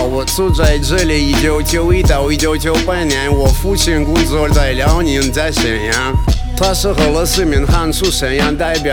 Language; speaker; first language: Chinese; non-native, learner; Russian